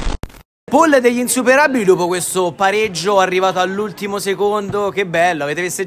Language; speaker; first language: Italian; native; Italian